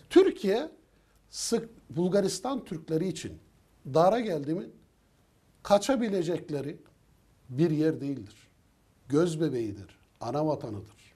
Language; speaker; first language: Turkish; native; Turkish